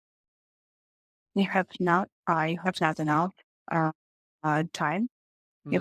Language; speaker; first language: English; non-native, learner; Russian